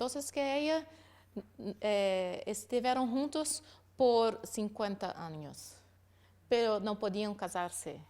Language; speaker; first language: Spanish; non-native, learner; Portuguese